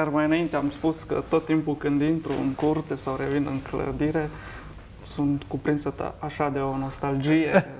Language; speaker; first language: Romanian; non-native, local second language; Croatian